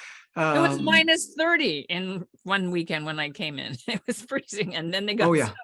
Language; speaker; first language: English; native; English